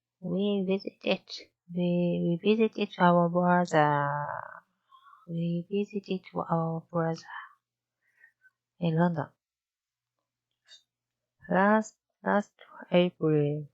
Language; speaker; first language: English; non-native, learner; Japanese